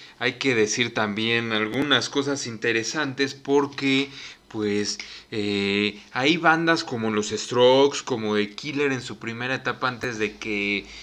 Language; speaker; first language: Spanish; native; Spanish